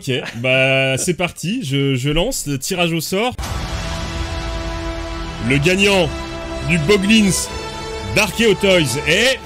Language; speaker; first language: French; native; French